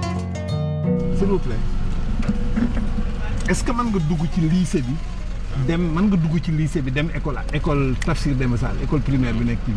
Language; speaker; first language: French; native; French